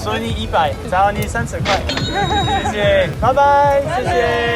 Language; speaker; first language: Chinese; non-native, fluent; French